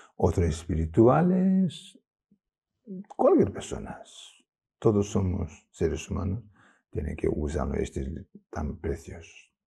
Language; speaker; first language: Spanish; non-native, fluent; Chinese